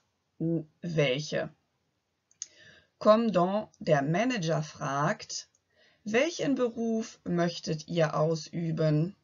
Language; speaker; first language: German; non-native, fluent; French